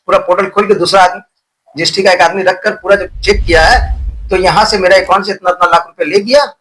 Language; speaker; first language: Hindi; non-native, local second language; Bangla